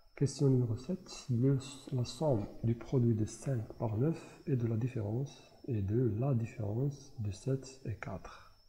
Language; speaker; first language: French; non-native, local second language; Arabic